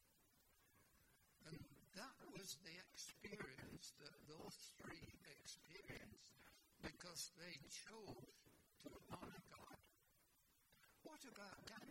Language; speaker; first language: English; native; English